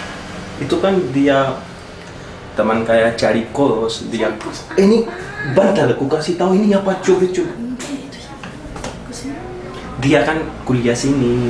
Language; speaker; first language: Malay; non-native, learner; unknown